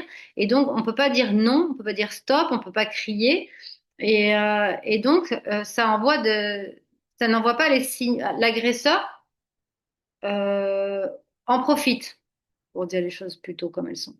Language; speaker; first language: French; native; French